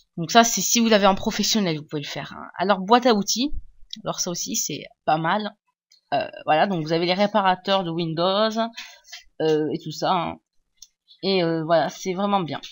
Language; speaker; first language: French; native; French